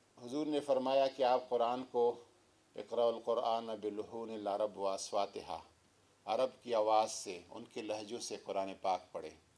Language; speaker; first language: Urdu; non-native, local second language; Pashto